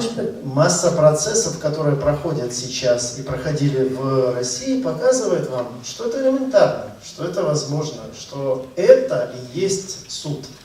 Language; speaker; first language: Russian; native; Russian